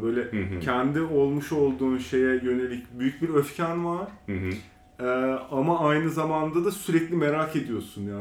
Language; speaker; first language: Turkish; native; Turkish